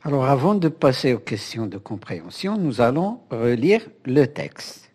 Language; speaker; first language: French; non-native, local second language; Arabic